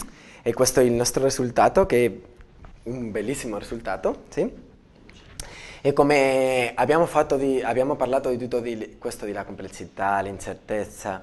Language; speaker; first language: Italian; non-native, learner; Spanish